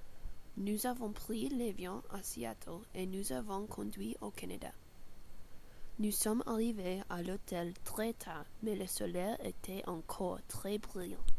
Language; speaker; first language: French; non-native, learner; English